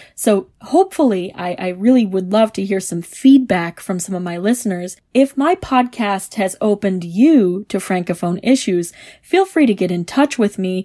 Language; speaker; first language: English; native; English